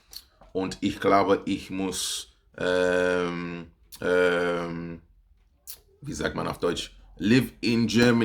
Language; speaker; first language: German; non-native, learner; English